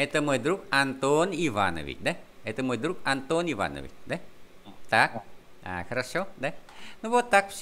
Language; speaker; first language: Russian; non-native, fluent; Vietnamese